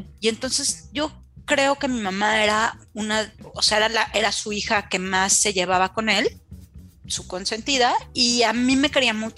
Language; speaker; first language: Spanish; native; Spanish